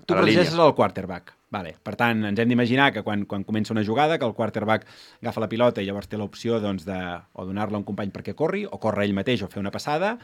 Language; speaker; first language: Catalan; native; Catalan